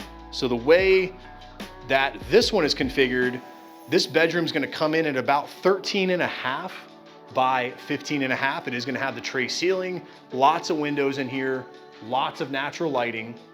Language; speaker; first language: English; native; English